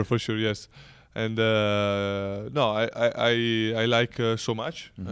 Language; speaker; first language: English; non-native, learner; Italian